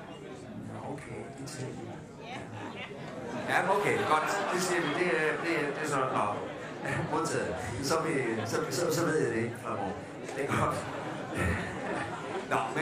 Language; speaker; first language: Danish; native; Danish